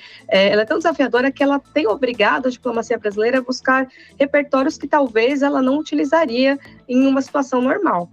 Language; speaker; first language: Portuguese; native; Portuguese